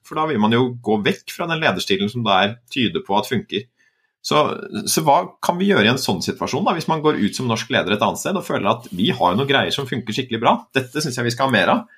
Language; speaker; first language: Norwegian; native; Norwegian